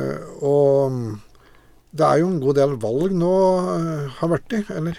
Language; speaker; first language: Norwegian; native; Norwegian